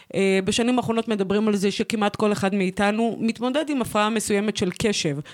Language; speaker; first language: Hebrew; native; Hebrew